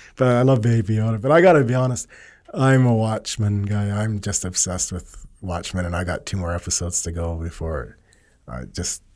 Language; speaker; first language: English; native; English